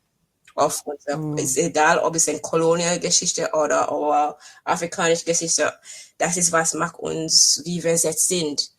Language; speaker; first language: German; non-native, fluent; English